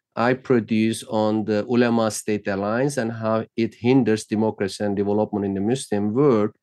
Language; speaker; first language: English; non-native, fluent; Turkish